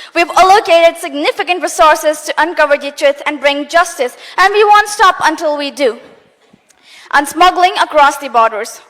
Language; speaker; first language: English; non-native, local second language; Nepali